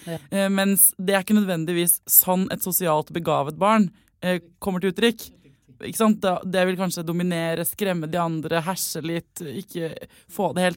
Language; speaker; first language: Norwegian; native; Norwegian